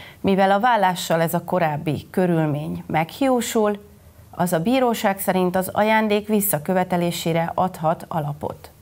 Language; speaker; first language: Hungarian; native; Hungarian